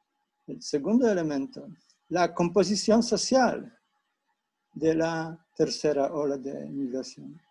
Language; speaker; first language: Spanish; non-native, fluent; Polish